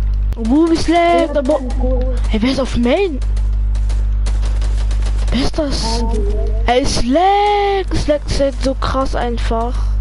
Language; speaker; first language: German; native; German